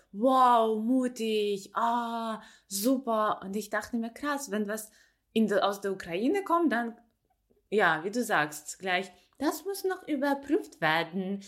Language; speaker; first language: German; non-native, fluent; Ukrainian